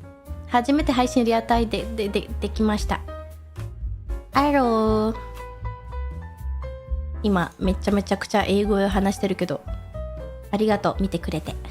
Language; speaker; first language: Japanese; non-native, fluent; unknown